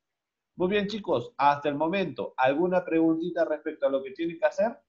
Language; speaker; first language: Spanish; native; Spanish